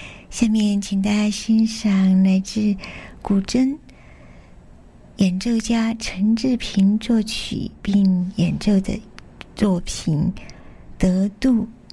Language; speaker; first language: Chinese; native; Chinese